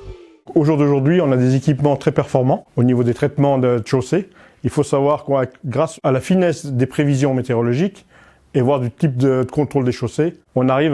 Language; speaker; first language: French; native; French